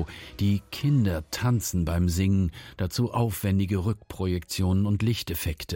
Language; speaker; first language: German; native; German